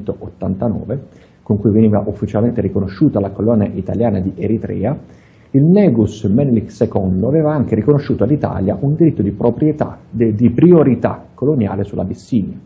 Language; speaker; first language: Italian; native; Italian